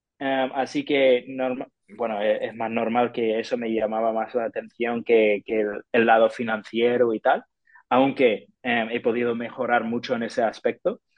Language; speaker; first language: Spanish; non-native, fluent; English